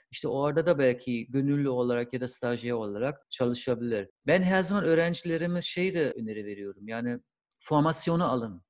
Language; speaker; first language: Turkish; non-native, fluent; German